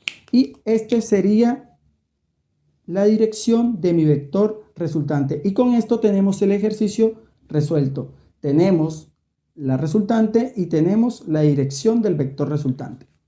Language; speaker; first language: Spanish; native; Spanish